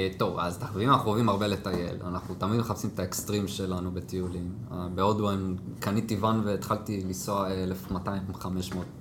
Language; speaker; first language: Hebrew; native; Hebrew